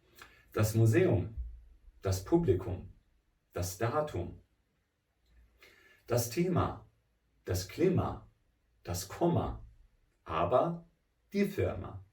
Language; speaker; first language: German; non-native, fluent; Persian